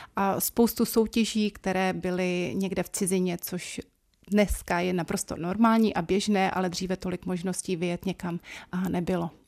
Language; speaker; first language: Czech; native; Czech